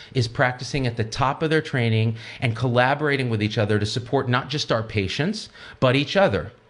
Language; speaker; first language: English; native; English